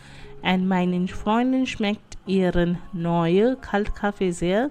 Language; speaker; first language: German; non-native, fluent; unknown